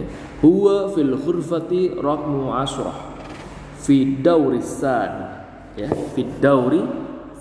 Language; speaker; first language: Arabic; non-native, fluent; Indonesian